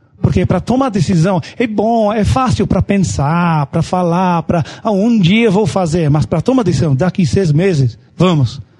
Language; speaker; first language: Portuguese; non-native, fluent; English